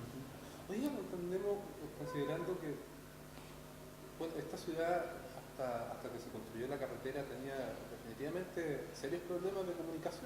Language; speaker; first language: Spanish; native; Spanish